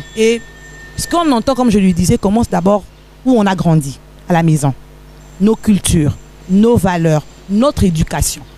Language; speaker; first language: French; non-native, local second language; Lingala